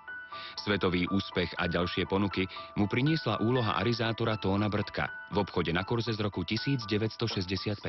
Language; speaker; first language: Slovak; native; Slovak